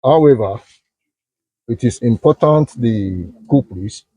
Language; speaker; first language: English; non-native, local second language; Yoruba